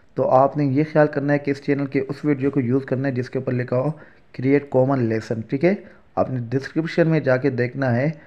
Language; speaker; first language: Urdu; native; Urdu